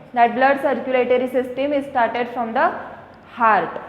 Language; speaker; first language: English; non-native, local second language; Marathi